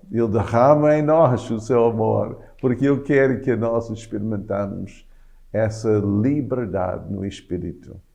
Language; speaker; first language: Portuguese; non-native, fluent; English